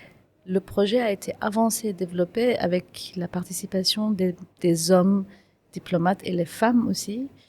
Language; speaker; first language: French; non-native, fluent; Kurdish